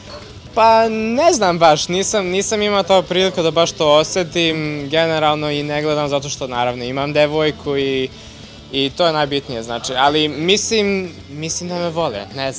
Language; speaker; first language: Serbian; early bilingual, heritage; Serbian